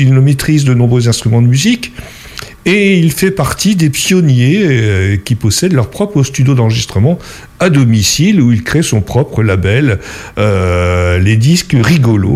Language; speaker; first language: French; native; French